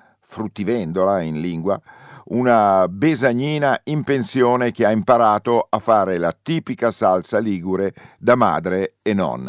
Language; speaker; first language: Italian; native; Italian